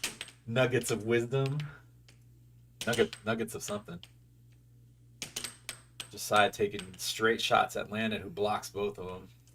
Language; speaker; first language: English; native; English